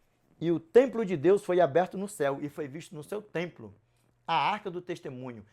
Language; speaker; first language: Portuguese; native; Portuguese